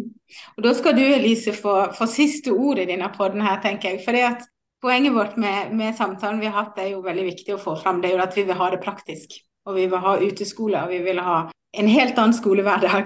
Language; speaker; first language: Norwegian; native; Norwegian